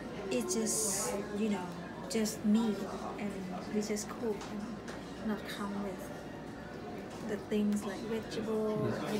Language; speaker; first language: English; non-native, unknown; Thai